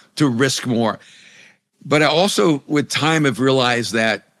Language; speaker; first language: English; non-native, fluent; Spanish